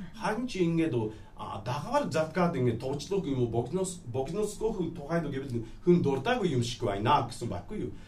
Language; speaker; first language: Mongolian; non-native, fluent; Japanese